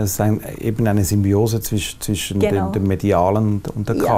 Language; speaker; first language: German; native; German